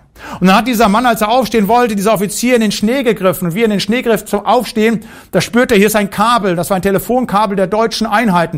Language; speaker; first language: German; native; German